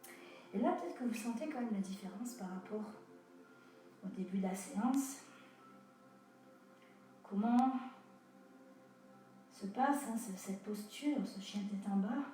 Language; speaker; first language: French; native; French